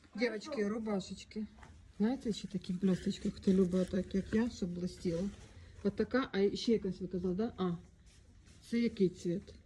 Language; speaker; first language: Ukrainian; native; Ukrainian